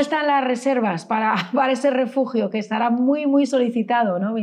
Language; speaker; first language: Spanish; native; Spanish